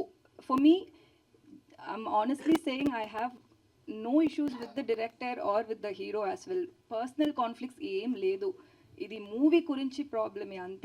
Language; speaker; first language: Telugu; non-native, learner; Tamil